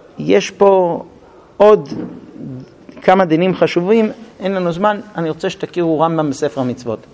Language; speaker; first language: Hebrew; non-native, fluent; English